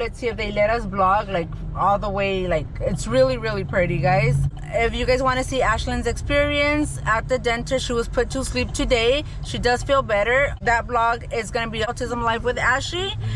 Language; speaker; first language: English; early bilingual, other home language; Spanish